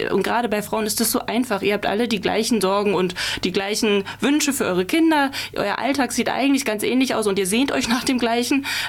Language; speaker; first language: German; native; German